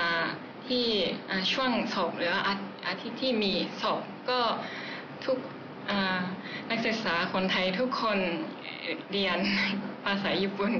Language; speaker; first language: Thai; non-native, learner; Japanese